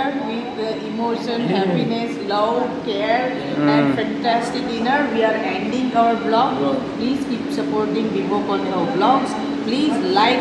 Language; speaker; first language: English; non-native, local second language; Gujarati